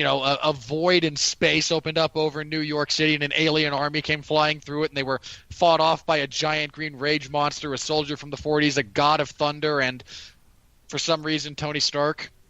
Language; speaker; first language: English; native; English